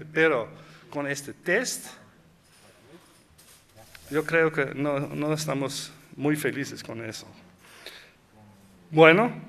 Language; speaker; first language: Spanish; non-native, fluent; Dutch